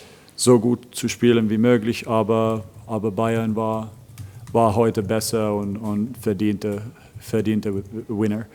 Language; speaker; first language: German; non-native, fluent; Finnish